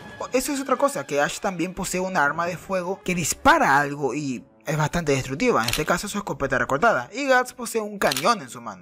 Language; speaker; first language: Spanish; native; Spanish